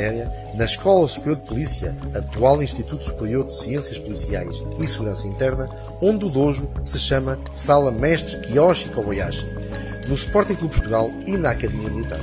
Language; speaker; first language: Portuguese; native; Portuguese